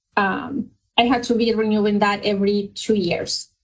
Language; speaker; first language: English; non-native, fluent; Spanish